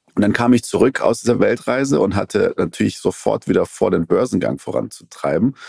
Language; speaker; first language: German; early bilingual, other home language; Persian